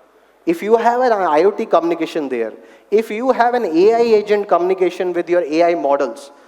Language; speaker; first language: English; non-native, local second language; Hindi